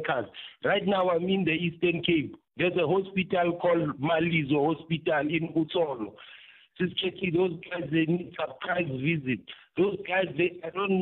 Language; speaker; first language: English; non-native, local second language; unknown